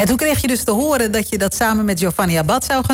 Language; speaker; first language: Dutch; native; Dutch